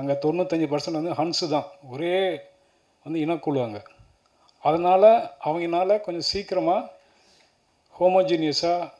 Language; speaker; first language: Tamil; native; Tamil